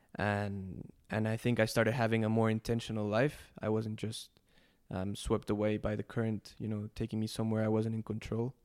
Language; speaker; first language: English; non-native, fluent; Spanish